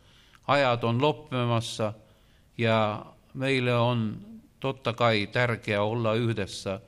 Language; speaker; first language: Finnish; non-native, learner; Russian